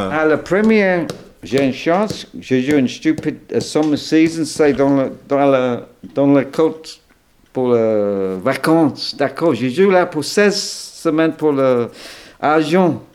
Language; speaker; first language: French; non-native, learner; English